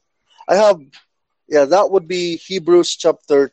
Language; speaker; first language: English; non-native, local second language; Cebuano